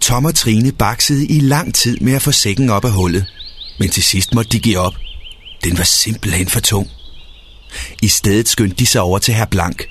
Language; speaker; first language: Danish; native; Danish